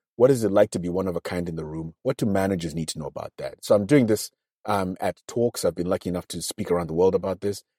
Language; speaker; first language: English; non-native, local second language; Shona